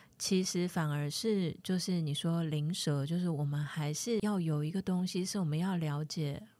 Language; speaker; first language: Chinese; native; Chinese